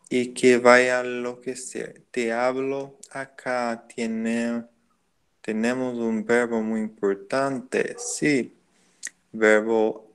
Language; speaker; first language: Spanish; non-native, learner; Portuguese